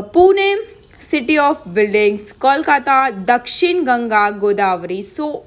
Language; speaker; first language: Hindi; non-native, local second language; Gujarati